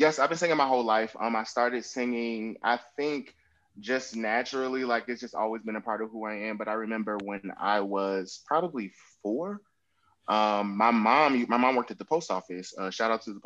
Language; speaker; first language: English; native; English